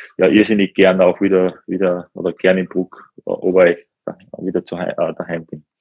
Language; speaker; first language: German; native; German